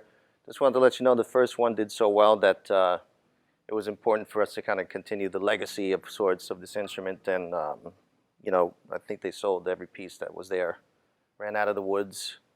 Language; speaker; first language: English; native; English